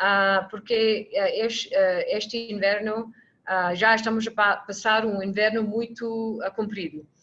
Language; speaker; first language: Portuguese; non-native, fluent; English